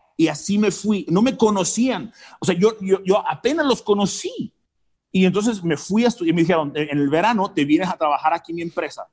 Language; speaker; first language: Spanish; early bilingual, other home language; English